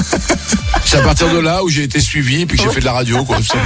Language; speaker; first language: French; native; French